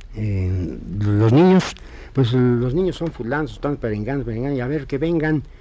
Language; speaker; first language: Spanish; native; Spanish